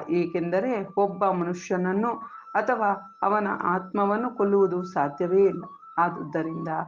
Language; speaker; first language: Kannada; native; Kannada